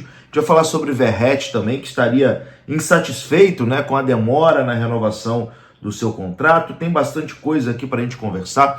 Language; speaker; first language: Portuguese; native; Portuguese